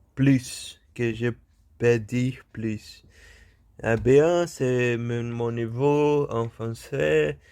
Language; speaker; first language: French; non-native, learner; Portuguese